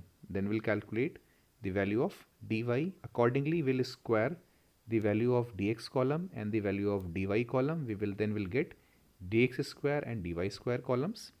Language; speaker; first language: English; non-native, local second language; Hindi